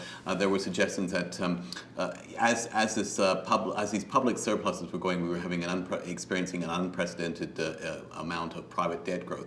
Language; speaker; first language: English; native; English